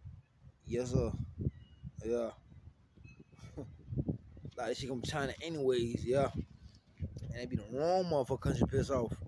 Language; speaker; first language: English; native; English